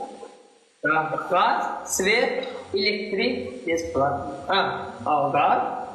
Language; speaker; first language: Russian; non-native, local second language; Turkmen